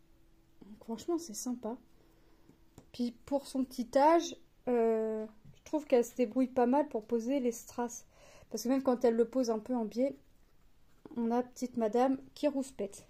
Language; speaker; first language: French; native; French